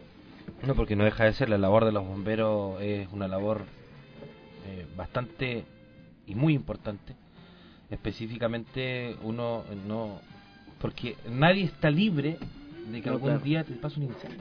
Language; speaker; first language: Spanish; native; Spanish